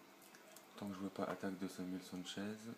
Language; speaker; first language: French; native; French